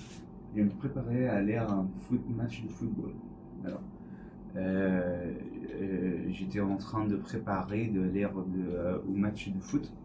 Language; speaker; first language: French; non-native, learner; English